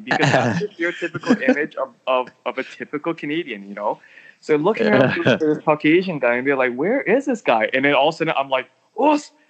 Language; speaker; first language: English; native; English